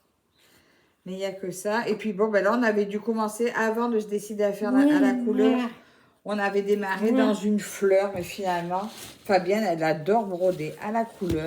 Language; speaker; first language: French; native; French